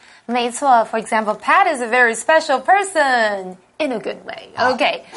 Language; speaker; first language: English; non-native, fluent; Chinese